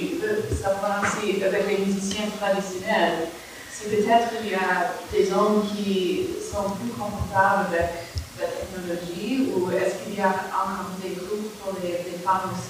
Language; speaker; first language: French; non-native, learner; English